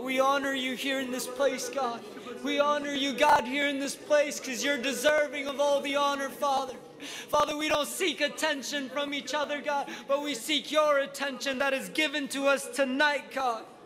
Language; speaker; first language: English; native; English